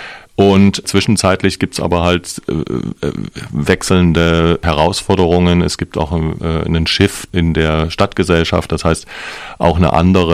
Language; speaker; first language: German; native; German